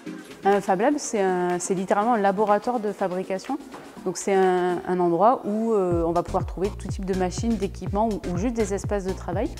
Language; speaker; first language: French; native; French